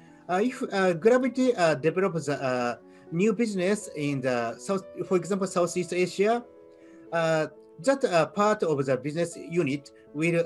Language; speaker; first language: English; non-native, learner; Japanese